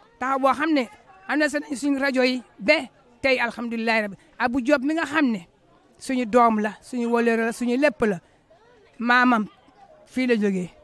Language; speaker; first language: Wolof; non-native, local second language; Mandingo